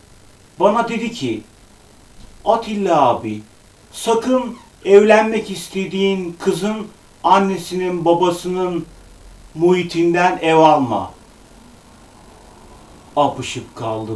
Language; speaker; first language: Turkish; native; Turkish